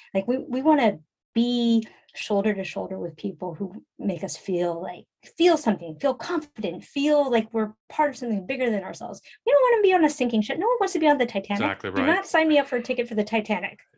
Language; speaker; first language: English; native; English